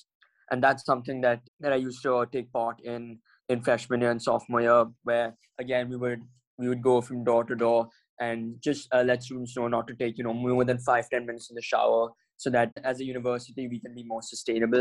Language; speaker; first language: English; non-native, local second language; Hindi